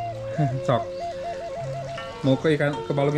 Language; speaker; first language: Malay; non-native, local second language; Sundanese